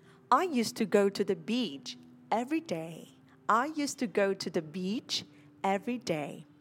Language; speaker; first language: English; non-native, fluent; Vietnamese